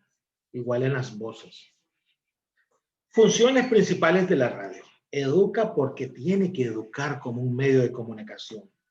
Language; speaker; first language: Spanish; native; Spanish